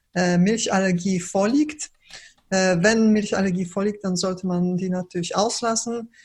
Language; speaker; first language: German; early bilingual, other home language; Polish